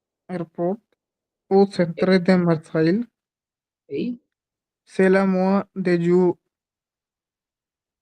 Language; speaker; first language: French; non-native, learner; Hindi